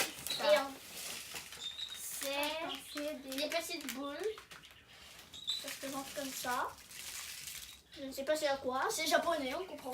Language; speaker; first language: French; native; French